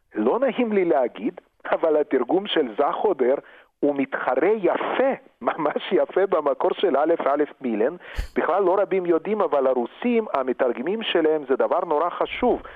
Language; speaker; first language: Hebrew; non-native, fluent; Russian